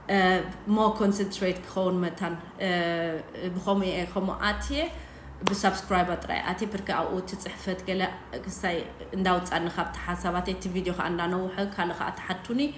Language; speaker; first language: Tigrinya; native; Tigrinya